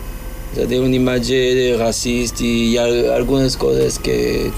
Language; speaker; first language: Catalan; non-native, fluent; English